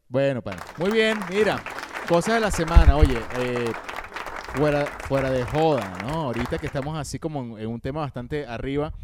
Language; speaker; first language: Spanish; native; Spanish